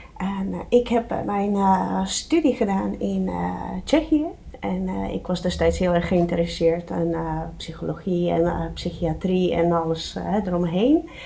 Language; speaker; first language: Dutch; non-native, fluent; Czech